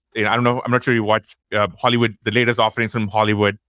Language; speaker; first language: English; non-native, local second language; Tamil